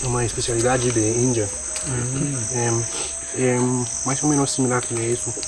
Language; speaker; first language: Portuguese; non-native, learner; French